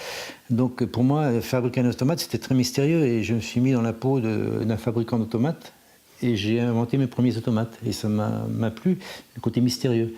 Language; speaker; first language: French; native; French